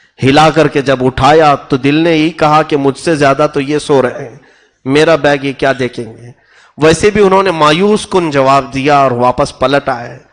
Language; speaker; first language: Urdu; native; Urdu